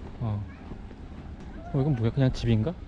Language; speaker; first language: Korean; non-native, fluent; Japanese